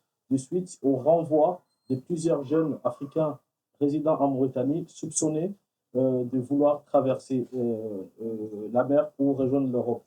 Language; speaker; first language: French; non-native, local second language; Wolof